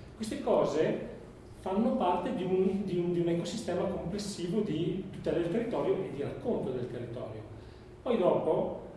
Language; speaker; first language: Italian; native; Italian